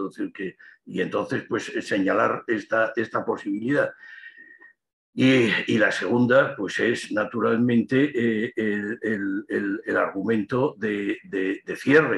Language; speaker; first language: Spanish; native; Spanish